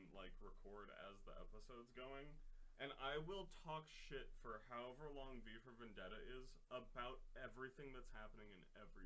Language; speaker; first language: English; native; English